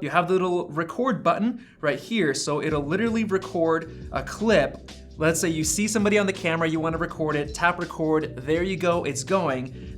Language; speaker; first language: English; native; English